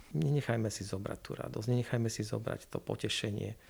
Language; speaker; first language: Slovak; native; Slovak